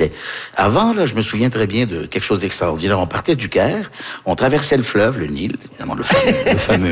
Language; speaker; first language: French; early bilingual, other home language; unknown